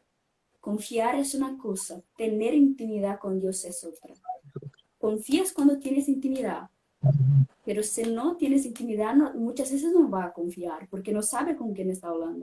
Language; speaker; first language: Spanish; non-native, fluent; Portuguese